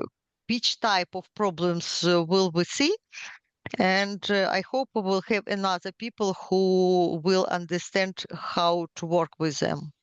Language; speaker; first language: English; non-native, learner; Ukrainian